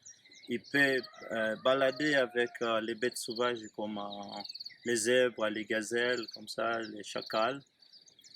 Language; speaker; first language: French; non-native, learner; Swahili